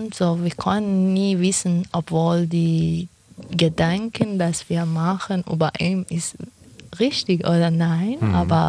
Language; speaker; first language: German; non-native, fluent; Persian